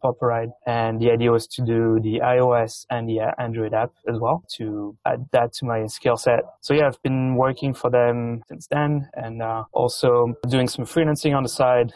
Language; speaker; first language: English; non-native, fluent; French